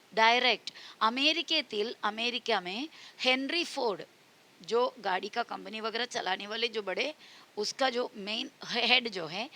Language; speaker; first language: Hindi; non-native, local second language; Marathi